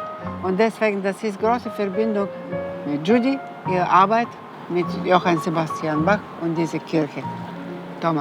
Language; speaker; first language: German; non-native, fluent; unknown